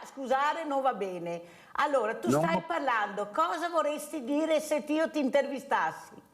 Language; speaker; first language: Italian; native; Italian